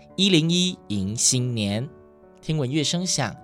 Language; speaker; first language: Chinese; native; Chinese